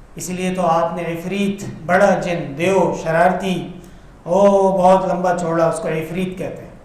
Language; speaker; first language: Urdu; non-native, local second language; Pashto